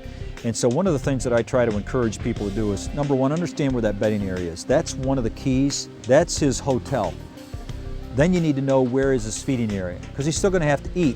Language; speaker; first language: English; native; English